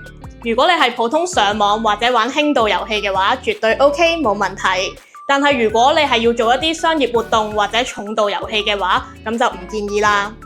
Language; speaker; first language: Cantonese; native; Cantonese